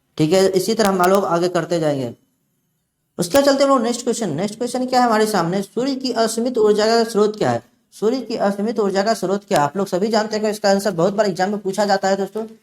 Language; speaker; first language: Hindi; native; Hindi